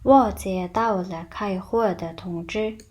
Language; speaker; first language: Chinese; non-native, fluent; Mongolian